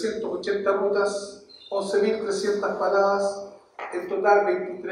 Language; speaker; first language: Spanish; native; Spanish